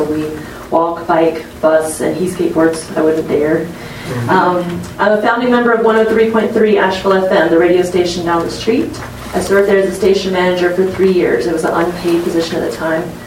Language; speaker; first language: English; native; English